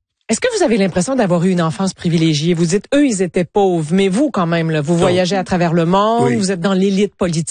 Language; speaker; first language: French; native; French